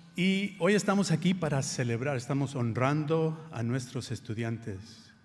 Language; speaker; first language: Spanish; early bilingual, heritage; Spanish